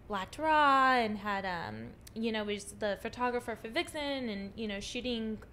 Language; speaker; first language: English; native; English